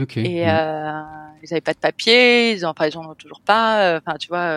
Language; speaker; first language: French; native; French